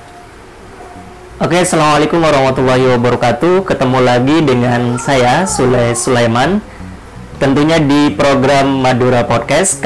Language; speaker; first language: Indonesian; non-native, local second language; Madurese